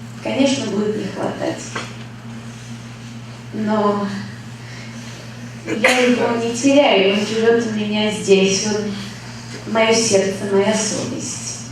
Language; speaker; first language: Russian; early bilingual, heritage; Russian